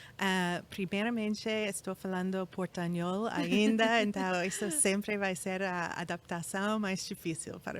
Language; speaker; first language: Portuguese; non-native, fluent; English